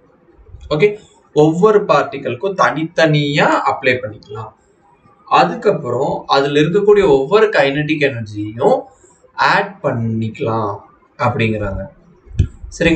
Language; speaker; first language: Tamil; native; Tamil